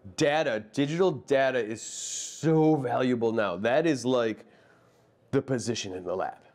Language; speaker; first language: English; native; English